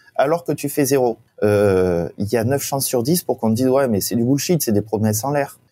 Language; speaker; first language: French; native; French